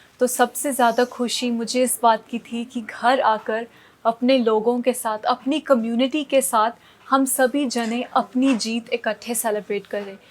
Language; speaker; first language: Hindi; non-native, local second language; Punjabi